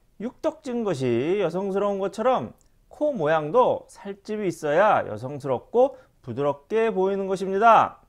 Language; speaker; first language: Korean; native; Korean